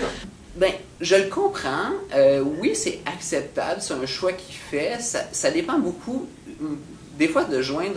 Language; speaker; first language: French; native; French